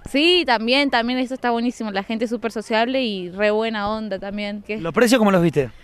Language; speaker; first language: Spanish; native; Spanish